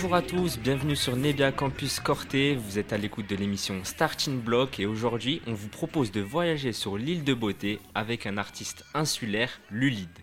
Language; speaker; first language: French; native; French